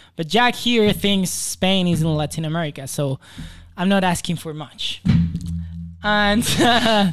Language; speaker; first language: English; non-native, fluent; Spanish